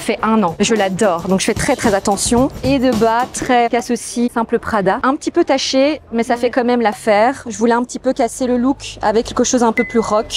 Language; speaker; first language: French; native; French